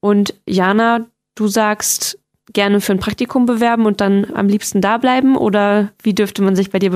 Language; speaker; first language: German; native; German